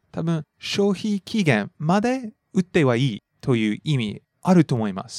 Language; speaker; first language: Japanese; non-native, fluent; English